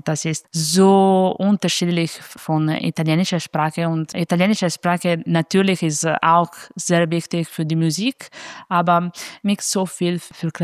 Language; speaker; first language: German; non-native, fluent; Italian